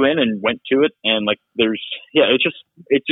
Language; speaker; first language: English; native; English